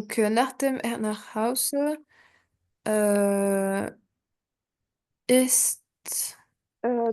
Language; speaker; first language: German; non-native, learner; French